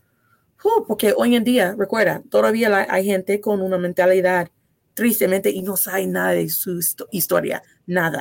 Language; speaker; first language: Spanish; non-native, fluent; English